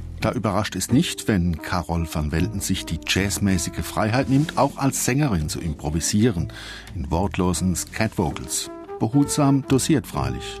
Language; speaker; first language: German; native; German